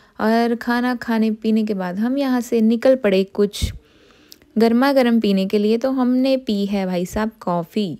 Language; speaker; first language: Hindi; non-native, local second language; Punjabi